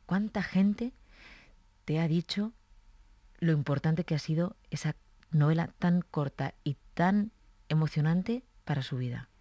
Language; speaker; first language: Spanish; native; Spanish